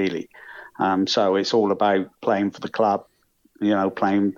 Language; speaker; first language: English; native; English